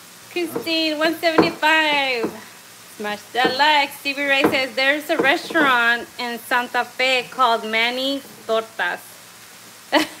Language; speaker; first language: English; early bilingual, other home language; Spanish